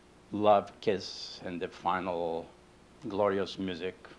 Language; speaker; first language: English; non-native, fluent; Lithuanian